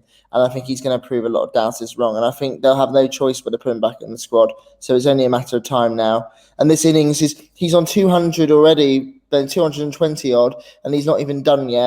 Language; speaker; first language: English; native; English